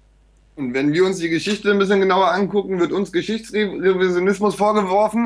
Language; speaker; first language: German; native; German